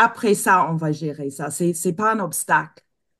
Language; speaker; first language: French; non-native, fluent; English